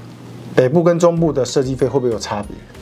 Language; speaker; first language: Chinese; native; Chinese